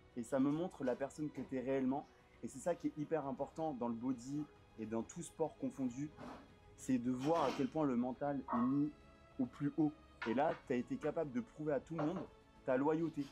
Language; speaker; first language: French; native; French